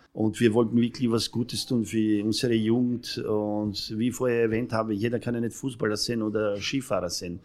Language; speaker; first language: German; non-native, fluent; Serbian